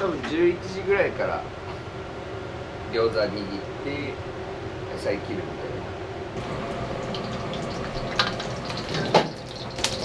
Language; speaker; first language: Japanese; native; Japanese